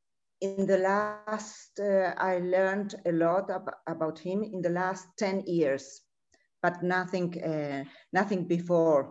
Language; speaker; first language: English; non-native, learner; Spanish